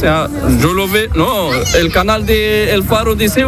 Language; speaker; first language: Spanish; non-native, learner; Arabic